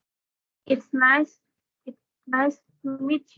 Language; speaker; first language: English; non-native, learner; Indonesian